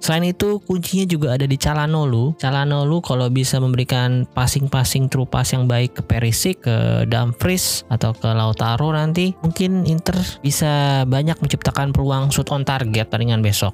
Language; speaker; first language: Indonesian; native; Indonesian